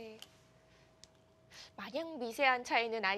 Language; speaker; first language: Korean; native; Korean